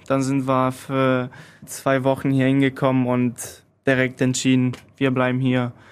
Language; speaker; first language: German; early bilingual, other home language; Polish